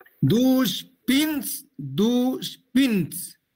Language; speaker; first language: German; non-native, learner; Spanish